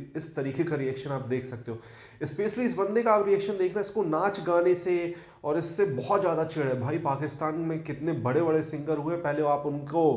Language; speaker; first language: Hindi; native; Hindi